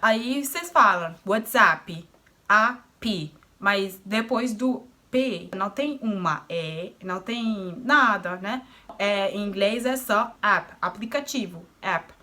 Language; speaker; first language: Portuguese; non-native, fluent; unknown